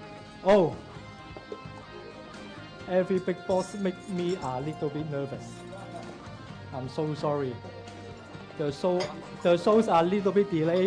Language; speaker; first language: English; non-native, local second language; Cantonese